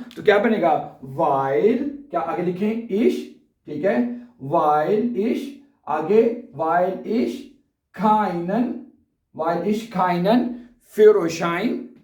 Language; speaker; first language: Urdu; native; Urdu